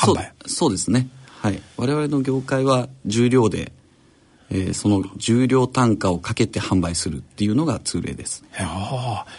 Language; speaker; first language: Japanese; native; Japanese